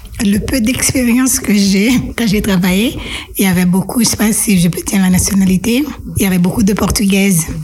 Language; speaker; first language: French; non-native, local second language; Haitian Creole